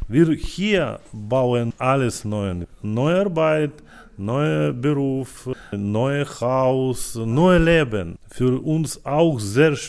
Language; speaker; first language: German; non-native, learner; Ukrainian